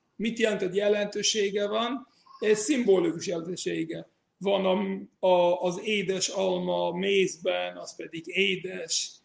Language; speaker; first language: Hungarian; early bilingual, heritage; Hungarian